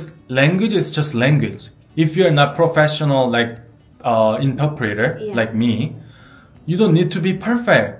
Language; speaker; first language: English; non-native, fluent; Korean